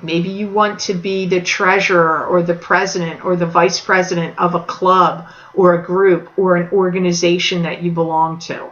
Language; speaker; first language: English; native; English